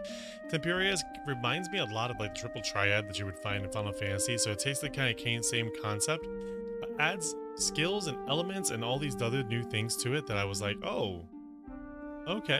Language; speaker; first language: English; native; English